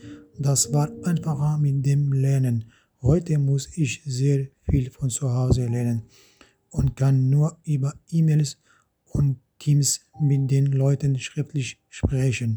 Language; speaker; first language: German; non-native, fluent; Arabic